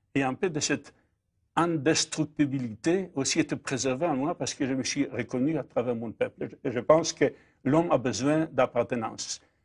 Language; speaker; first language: French; non-native, fluent; Polish